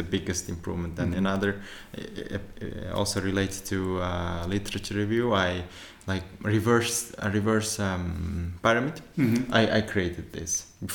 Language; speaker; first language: English; non-native, fluent; Turkmen